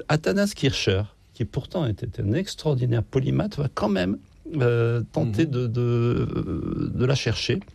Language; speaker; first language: French; native; French